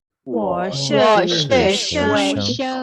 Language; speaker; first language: Chinese; non-native, learner; Malay